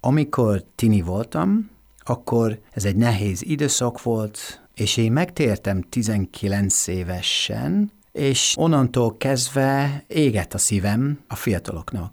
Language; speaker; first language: Hungarian; non-native, fluent; English